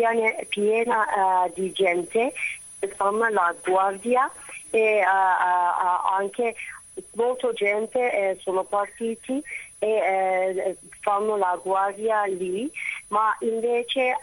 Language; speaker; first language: Italian; non-native, fluent; Turkish